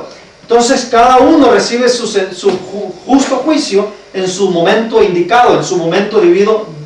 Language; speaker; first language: Spanish; native; Spanish